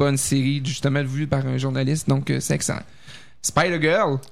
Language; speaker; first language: French; native; French